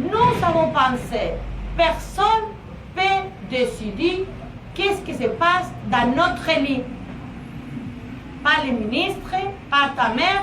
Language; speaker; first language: French; non-native, learner; Spanish